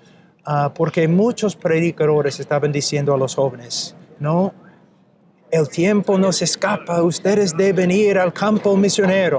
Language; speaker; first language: Spanish; non-native, fluent; English